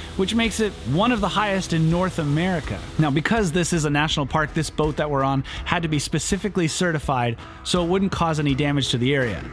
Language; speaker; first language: English; native; English